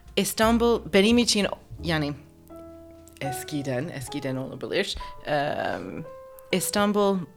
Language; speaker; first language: Turkish; non-native, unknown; English